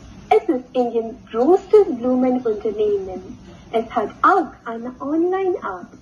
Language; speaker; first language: German; non-native, learner; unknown